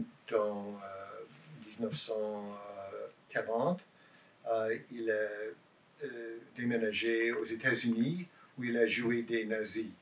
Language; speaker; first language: French; non-native, learner; English